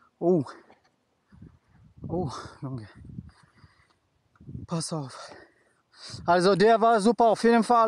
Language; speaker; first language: German; non-native, learner; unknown